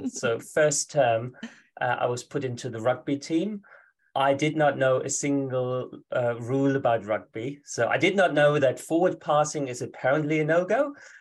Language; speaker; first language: English; non-native, fluent; German